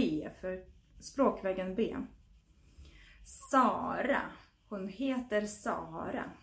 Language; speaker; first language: Swedish; non-native, fluent; Russian